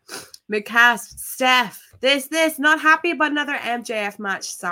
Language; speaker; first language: English; native; English